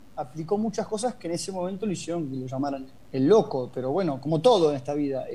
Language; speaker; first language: Spanish; native; Spanish